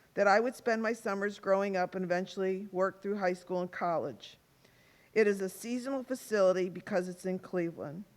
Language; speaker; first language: English; native; English